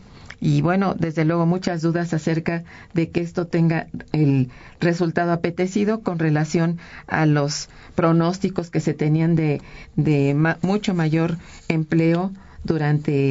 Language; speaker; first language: Spanish; native; Spanish